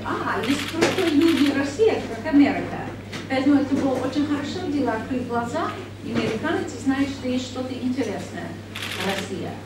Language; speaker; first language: Russian; non-native, learner; English